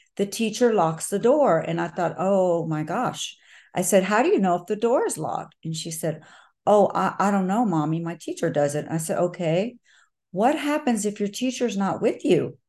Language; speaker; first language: English; native; English